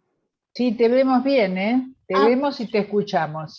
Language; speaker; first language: Spanish; native; Spanish